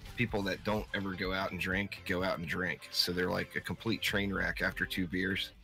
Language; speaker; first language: English; native; English